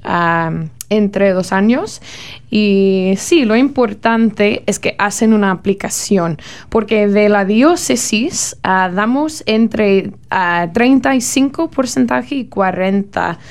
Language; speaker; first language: Spanish; non-native, learner; English